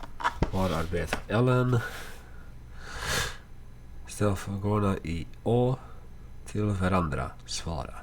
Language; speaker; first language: Swedish; non-native, learner; Dutch